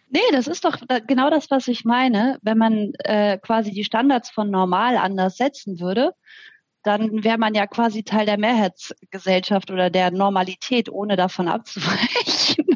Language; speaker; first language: German; native; German